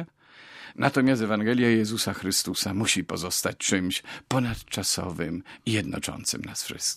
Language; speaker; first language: Polish; native; Polish